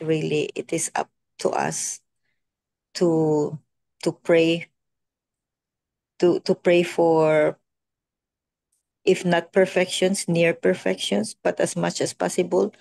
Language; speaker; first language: English; non-native, local second language; Filipino